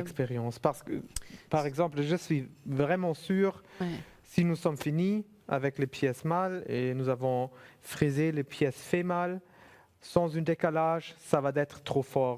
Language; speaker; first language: French; non-native, fluent; German